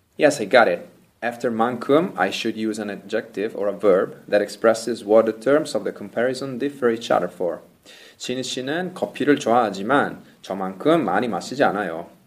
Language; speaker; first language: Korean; non-native, fluent; English